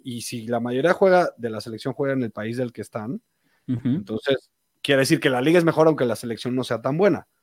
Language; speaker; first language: Spanish; native; Spanish